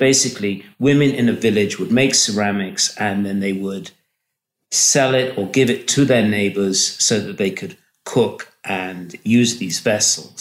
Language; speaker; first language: English; native; English